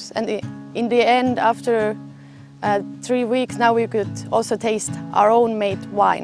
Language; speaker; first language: English; non-native, learner; Estonian